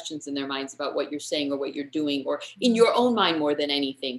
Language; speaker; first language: English; native; English